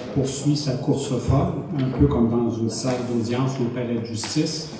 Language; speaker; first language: French; native; French